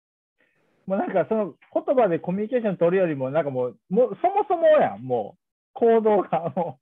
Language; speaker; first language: Japanese; native; Japanese